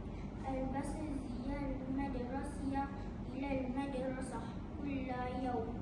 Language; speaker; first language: Arabic; non-native, learner; Malay